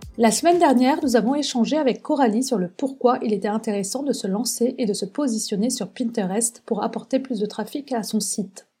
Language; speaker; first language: French; native; French